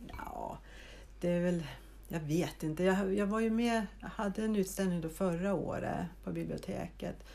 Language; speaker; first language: Swedish; native; Swedish